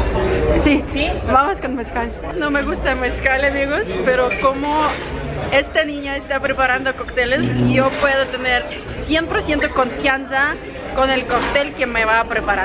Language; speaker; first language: Spanish; non-native, learner; Russian